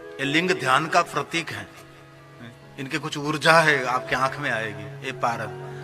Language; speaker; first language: Hindi; non-native, local second language; Gujarati